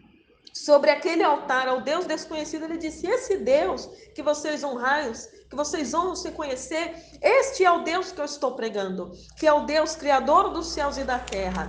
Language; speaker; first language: Portuguese; native; Portuguese